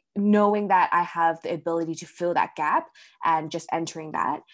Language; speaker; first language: English; early bilingual, other home language; Cantonese